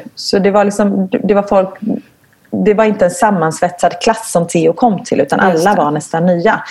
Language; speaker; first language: Swedish; native; Swedish